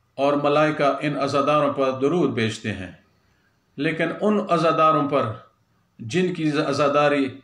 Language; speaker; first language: Urdu; non-native, local second language; Pashto